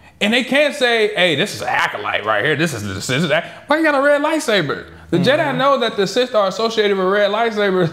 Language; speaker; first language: English; native; English